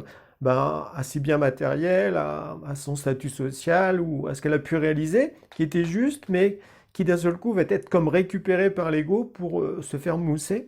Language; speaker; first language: French; native; French